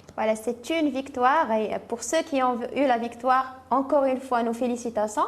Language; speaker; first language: French; non-native, local second language; Arabic